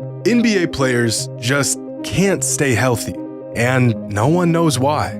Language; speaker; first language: English; native; English